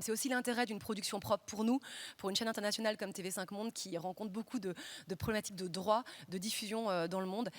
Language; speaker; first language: French; native; French